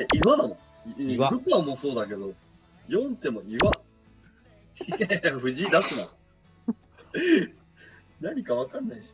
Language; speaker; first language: Japanese; native; Japanese